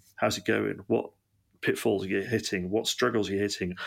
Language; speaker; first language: English; native; English